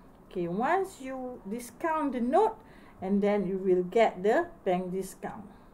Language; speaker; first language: English; non-native, local second language; Malay